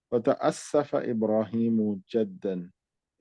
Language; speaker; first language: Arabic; non-native, learner; Urdu